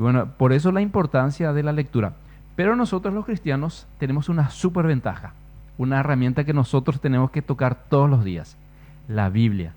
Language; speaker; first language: Spanish; native; Spanish